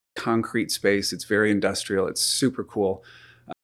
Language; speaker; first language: English; native; English